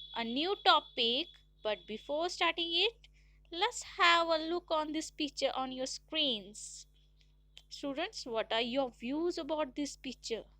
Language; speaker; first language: English; non-native, local second language; Punjabi